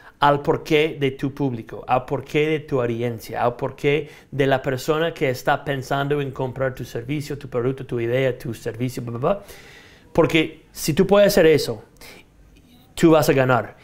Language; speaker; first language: Spanish; non-native, fluent; English